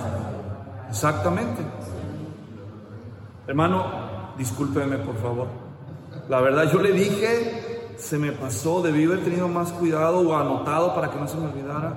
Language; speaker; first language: Spanish; native; Spanish